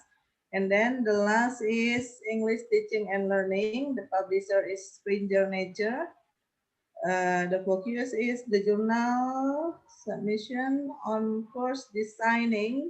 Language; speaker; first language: English; non-native, learner; Indonesian